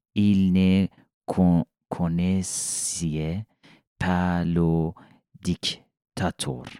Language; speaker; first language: French; non-native, learner; Persian